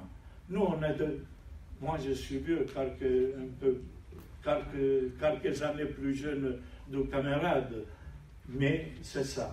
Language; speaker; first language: French; non-native, learner; Italian